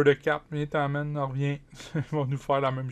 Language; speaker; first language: French; native; French